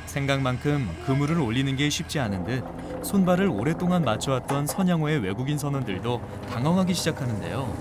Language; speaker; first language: Korean; native; Korean